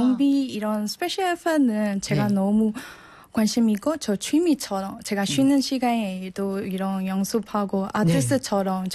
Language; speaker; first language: Korean; non-native, learner; Burmese